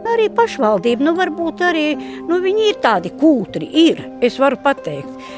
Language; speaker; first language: Latvian; non-native, local second language; Russian